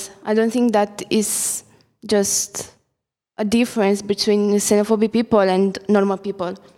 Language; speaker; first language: English; non-native, fluent; Italian